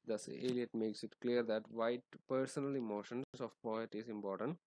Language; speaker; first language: English; non-native, local second language; Malayalam